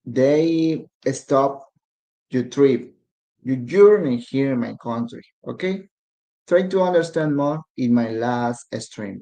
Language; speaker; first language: English; non-native, learner; Spanish